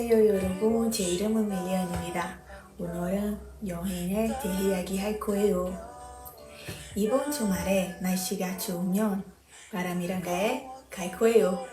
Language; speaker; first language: Korean; non-native, learner; Portuguese